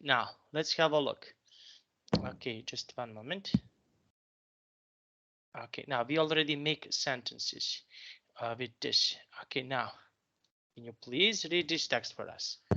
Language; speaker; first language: English; non-native, fluent; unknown